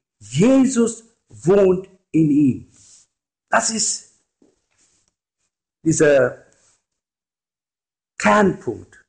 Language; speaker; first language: German; non-native, fluent; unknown